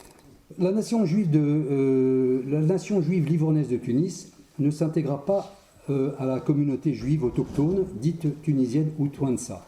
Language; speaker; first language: French; native; French